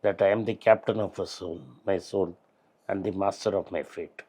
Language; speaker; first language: English; non-native, local second language; Tamil